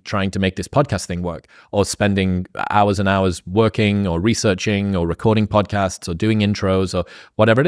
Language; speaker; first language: English; native; English